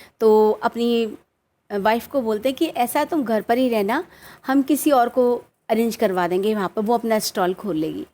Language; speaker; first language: Hindi; native; Hindi